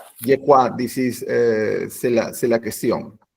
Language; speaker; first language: French; non-native, learner; Spanish